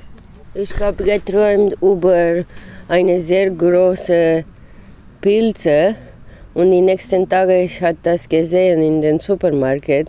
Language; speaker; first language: German; non-native, fluent; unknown